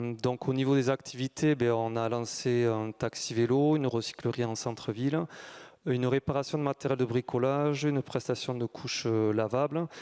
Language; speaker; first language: French; native; French